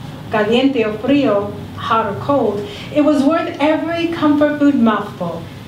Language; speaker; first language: English; early bilingual, other home language; Spanish